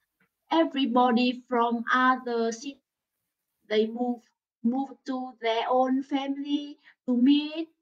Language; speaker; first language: English; non-native, learner; Vietnamese